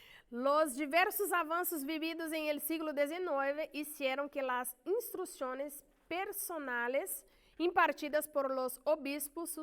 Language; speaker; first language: Spanish; non-native, learner; Portuguese